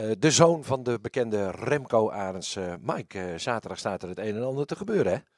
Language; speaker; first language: Dutch; native; Dutch